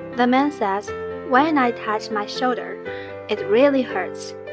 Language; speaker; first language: English; non-native, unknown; Chinese